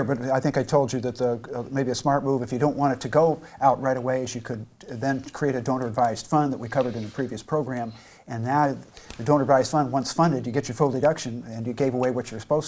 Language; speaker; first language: English; native; English